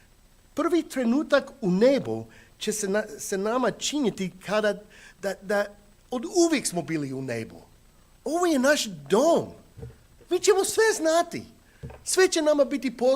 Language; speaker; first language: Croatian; non-native, fluent; English